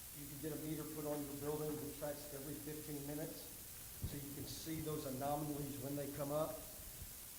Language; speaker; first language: English; native; English